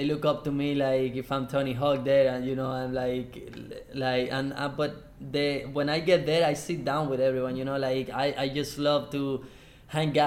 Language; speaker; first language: English; non-native, fluent; Spanish